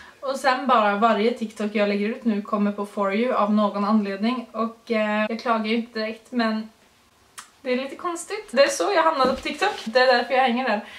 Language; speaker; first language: Swedish; early bilingual, other home language; Norwegian